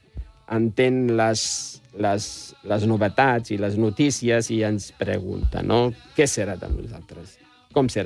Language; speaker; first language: Catalan; non-native, fluent; Riffian